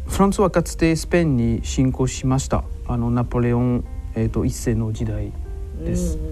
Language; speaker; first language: Japanese; non-native, fluent; French